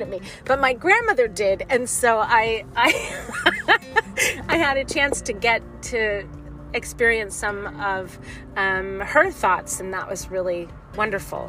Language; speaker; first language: English; native; English